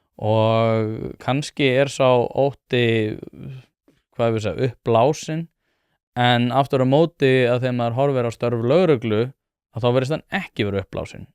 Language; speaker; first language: Icelandic; native; Icelandic